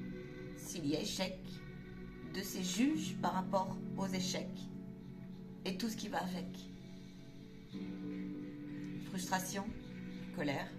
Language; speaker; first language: French; native; French